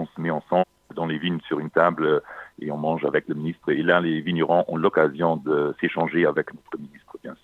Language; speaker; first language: French; non-native, local second language; Luxembourgish